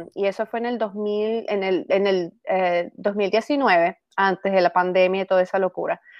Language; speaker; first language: Spanish; native; Spanish